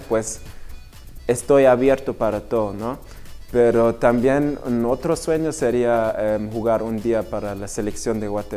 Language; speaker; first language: Spanish; early bilingual, heritage; Spanish